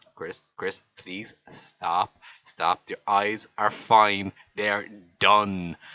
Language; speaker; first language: English; native; English